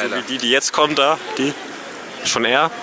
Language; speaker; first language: German; native; German